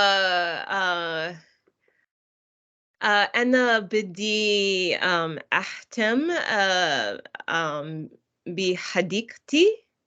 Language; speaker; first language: Arabic; non-native, learner; English